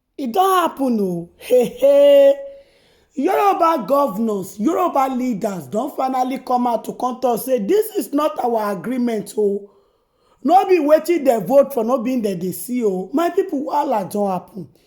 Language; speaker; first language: Nigerian Pidgin; native; Nigerian Pidgin